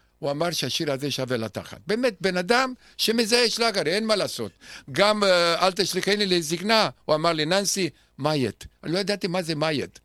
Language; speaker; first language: Hebrew; non-native, fluent; Romanian